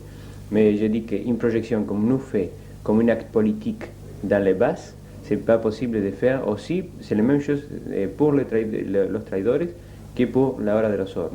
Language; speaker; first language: French; non-native, learner; Spanish